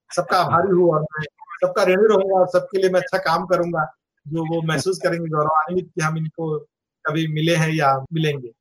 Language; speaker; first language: Hindi; non-native, local second language; Marathi